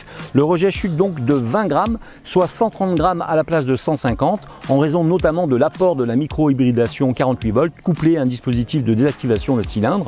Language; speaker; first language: French; native; French